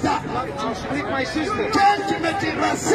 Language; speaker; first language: English; non-native, learner; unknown